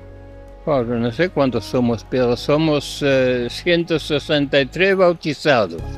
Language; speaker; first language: Spanish; early bilingual, other home language; German